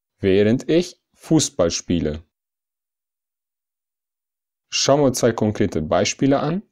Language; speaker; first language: German; early bilingual, other home language; Italian